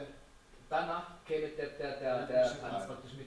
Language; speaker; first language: German; native; German